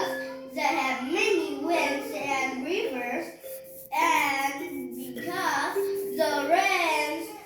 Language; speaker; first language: English; non-native, learner; Vietnamese